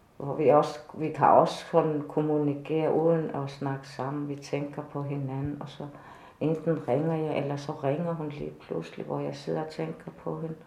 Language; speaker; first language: Danish; non-native, local second language; Kalaallisut